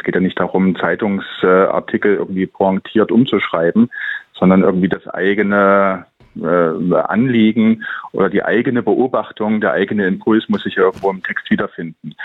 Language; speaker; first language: German; native; German